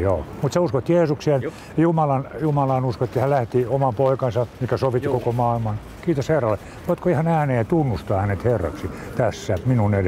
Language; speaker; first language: Finnish; native; Finnish